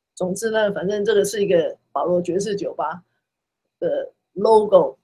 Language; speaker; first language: Chinese; native; Chinese